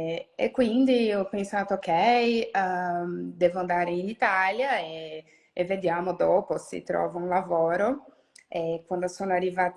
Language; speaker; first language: Italian; non-native, learner; Portuguese